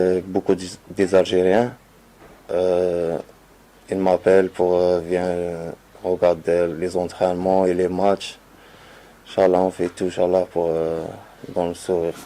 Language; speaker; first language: French; non-native, learner; Arabic